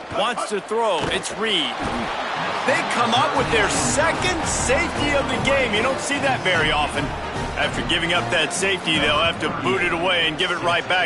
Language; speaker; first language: English; native; English